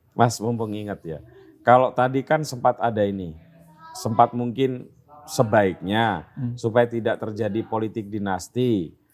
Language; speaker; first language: Indonesian; native; Indonesian